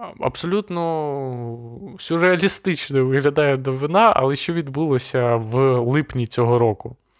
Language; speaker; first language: Ukrainian; non-native, local second language; Russian